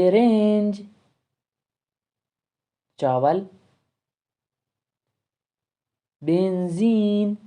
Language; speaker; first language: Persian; non-native, fluent; Urdu